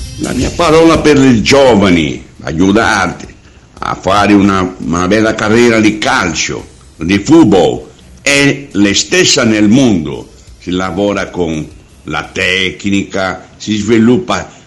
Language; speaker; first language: Italian; non-native, learner; Portuguese